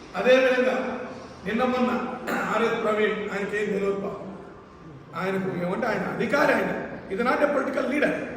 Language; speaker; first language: Telugu; native; Telugu